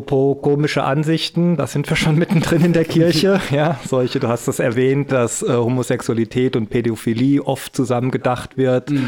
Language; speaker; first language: German; native; German